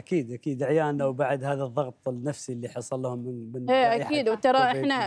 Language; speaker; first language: Arabic; native; Arabic